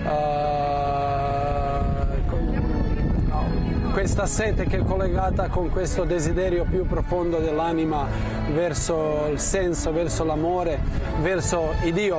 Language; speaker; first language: Italian; non-native, fluent; Croatian